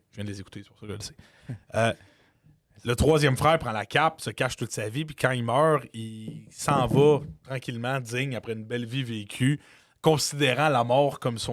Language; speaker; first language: French; native; French